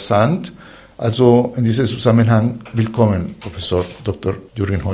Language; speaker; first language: German; non-native, fluent; Spanish